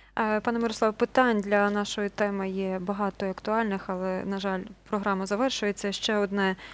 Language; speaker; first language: Ukrainian; native; Ukrainian